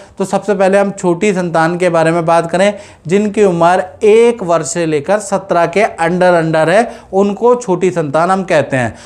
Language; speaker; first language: Hindi; non-native, local second language; Gujarati